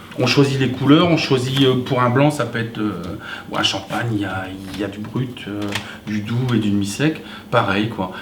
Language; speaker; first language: French; native; French